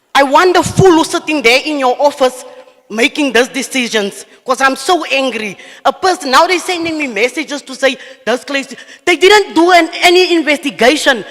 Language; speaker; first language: English; non-native, local second language; Afrikaans